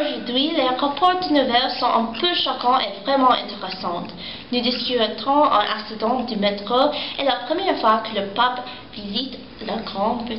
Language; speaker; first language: French; non-native, learner; English